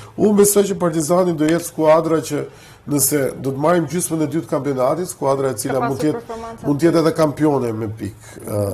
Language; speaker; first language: Albanian; native; Albanian